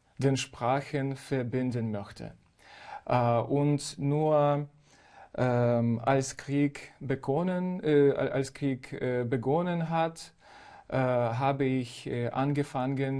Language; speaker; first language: German; non-native, fluent; Ukrainian